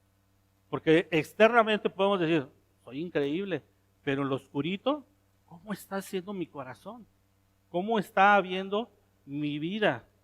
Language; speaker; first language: Spanish; native; Spanish